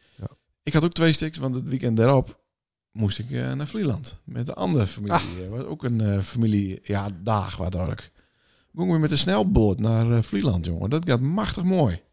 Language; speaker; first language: Dutch; native; Dutch